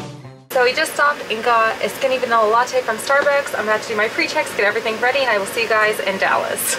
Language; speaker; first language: English; native; English